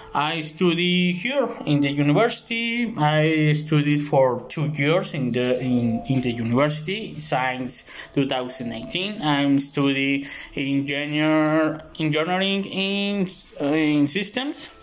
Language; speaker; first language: English; non-native, learner; Spanish